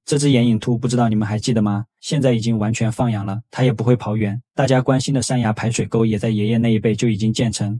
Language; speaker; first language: Chinese; native; Chinese